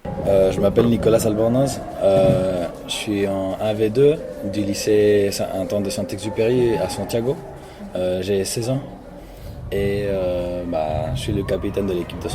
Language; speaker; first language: French; non-native, local second language; Spanish